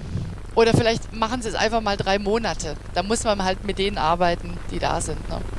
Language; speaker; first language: German; native; German